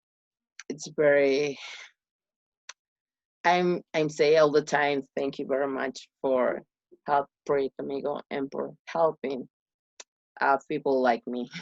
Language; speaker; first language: English; non-native, learner; Spanish